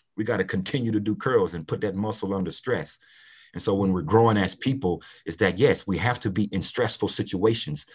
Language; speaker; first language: English; native; English